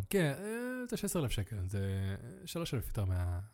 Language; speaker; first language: Hebrew; early bilingual, other home language; Spanish